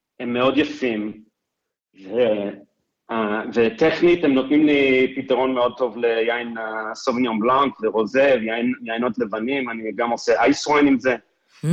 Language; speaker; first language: Hebrew; non-native, fluent; English